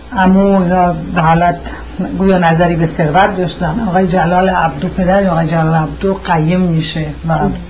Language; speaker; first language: Persian; early bilingual, heritage; Persian